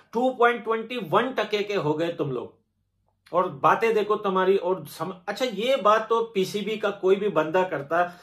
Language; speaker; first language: Hindi; native; Hindi